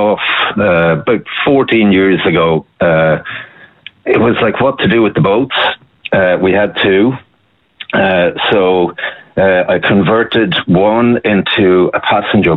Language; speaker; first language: English; native; English